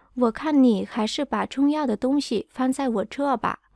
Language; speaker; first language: Chinese; non-native, fluent; Vietnamese